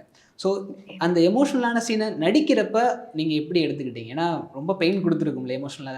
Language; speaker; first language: Tamil; native; Tamil